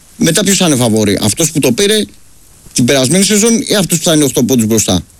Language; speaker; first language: Greek; native; Greek